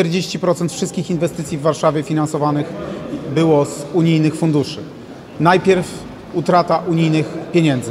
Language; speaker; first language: Polish; native; Polish